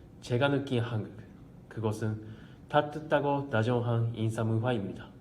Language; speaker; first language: Korean; non-native, learner; Japanese